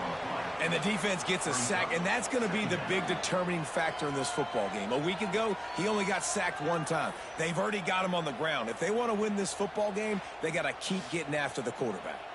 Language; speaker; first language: English; native; English